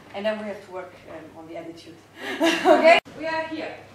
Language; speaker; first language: English; non-native, fluent; German